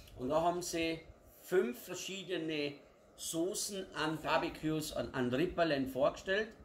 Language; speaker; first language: German; native; German